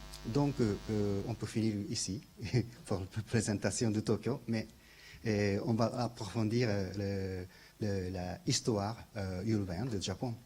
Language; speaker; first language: French; non-native, learner; Japanese